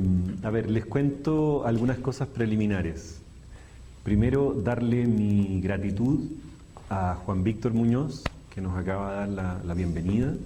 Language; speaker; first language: Spanish; native; Spanish